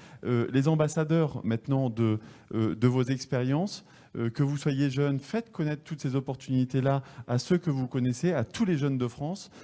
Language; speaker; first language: French; native; French